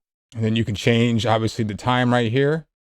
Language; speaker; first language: English; native; English